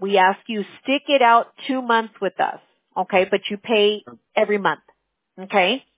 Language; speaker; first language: English; early bilingual, other home language; Spanish